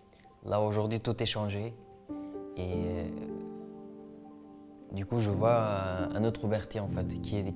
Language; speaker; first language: French; non-native, fluent; Uyghur